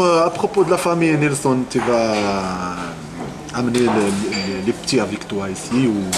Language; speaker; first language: French; non-native, local second language; Arabic